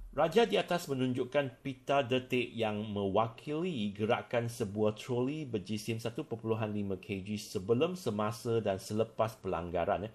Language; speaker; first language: Malay; non-native, local second language; Chinese